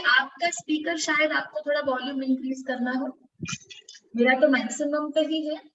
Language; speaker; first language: Hindi; non-native, local second language; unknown